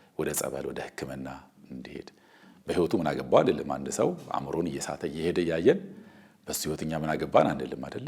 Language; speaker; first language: Amharic; native; Amharic